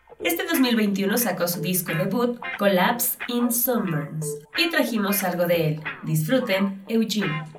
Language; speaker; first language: Spanish; native; Spanish